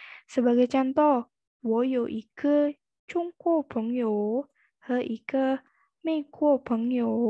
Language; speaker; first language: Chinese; non-native, fluent; Indonesian